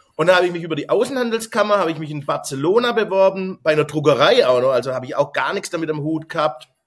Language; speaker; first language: German; native; German